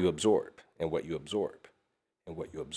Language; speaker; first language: English; native; English